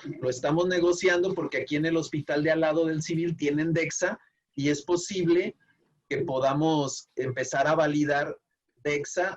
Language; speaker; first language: Spanish; native; Spanish